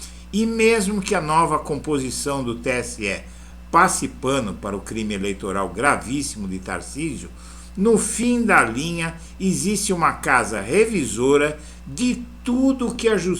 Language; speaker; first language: Portuguese; native; Portuguese